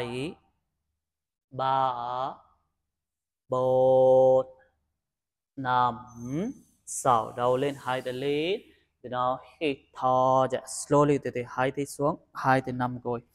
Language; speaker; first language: Vietnamese; non-native, learner; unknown